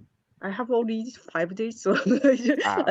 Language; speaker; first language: English; non-native, learner; Japanese